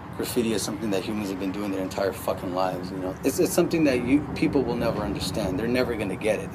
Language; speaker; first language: English; native; English